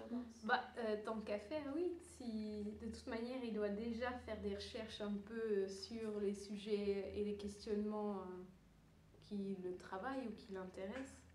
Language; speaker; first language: French; early bilingual, other home language; Dutch